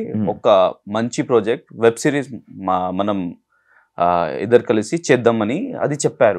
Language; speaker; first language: Telugu; non-native, local second language; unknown